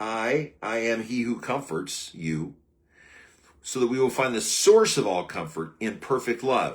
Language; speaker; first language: English; native; English